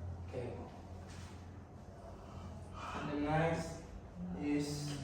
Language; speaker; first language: English; non-native, learner; Indonesian